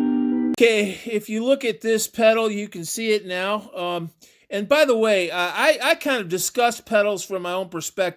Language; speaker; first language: English; native; English